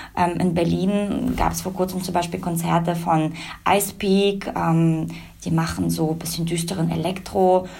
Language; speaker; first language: German; early bilingual, other home language; Russian